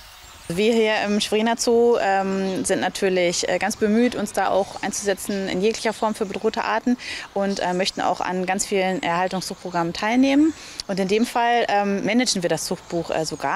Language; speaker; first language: German; native; German